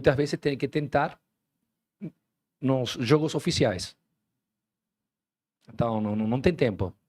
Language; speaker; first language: Portuguese; non-native, fluent; Spanish